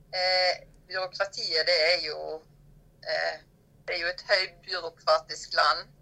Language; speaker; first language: Norwegian; native; Norwegian